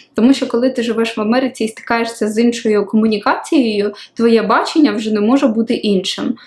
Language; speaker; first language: Ukrainian; non-native, local second language; Russian